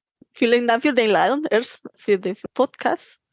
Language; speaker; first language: German; non-native, fluent; Spanish